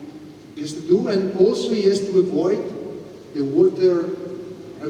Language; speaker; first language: English; non-native, fluent; Italian